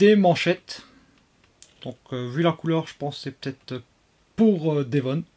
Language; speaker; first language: French; native; French